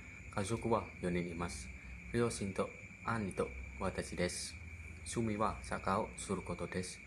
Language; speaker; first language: Japanese; non-native, learner; Indonesian